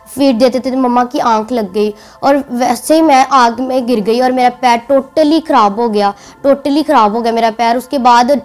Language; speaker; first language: Hindi; native; Hindi